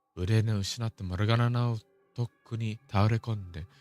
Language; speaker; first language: Japanese; non-native, learner; English